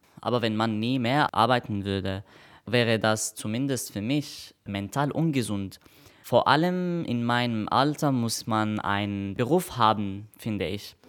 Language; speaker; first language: German; non-native, fluent; Arabic